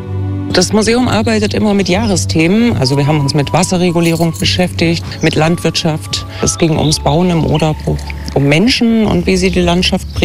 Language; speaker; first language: German; native; German